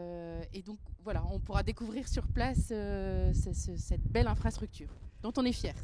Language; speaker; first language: French; native; French